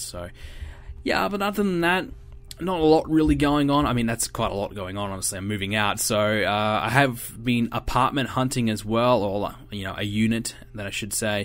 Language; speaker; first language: English; native; English